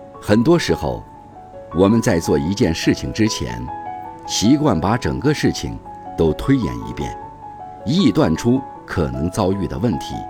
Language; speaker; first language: Chinese; native; Chinese